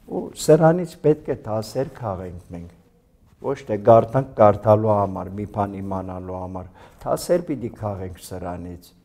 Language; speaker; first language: Armenian; early bilingual, heritage; Armenian